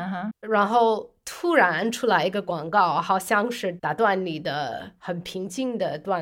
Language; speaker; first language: Chinese; non-native, fluent; English